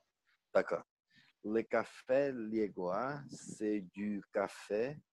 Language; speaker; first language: French; non-native, learner; Portuguese